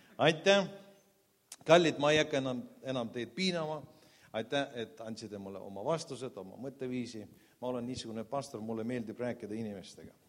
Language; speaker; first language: Estonian; non-native, local second language; Russian